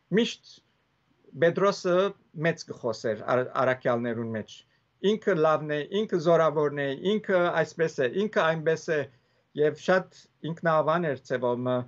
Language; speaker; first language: Armenian; early bilingual, heritage; Armenian